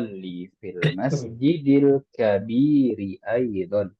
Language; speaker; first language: Arabic; non-native, fluent; Indonesian